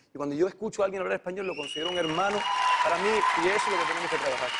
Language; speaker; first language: Spanish; early bilingual, heritage; Spanish